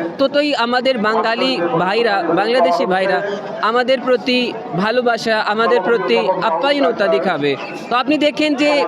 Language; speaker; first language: Bangla; non-native, fluent; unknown